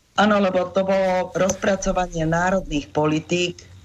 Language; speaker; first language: Slovak; native; Slovak